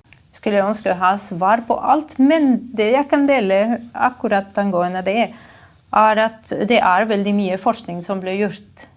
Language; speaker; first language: Norwegian; non-native, fluent; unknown